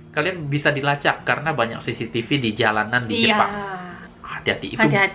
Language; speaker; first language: Indonesian; native; Indonesian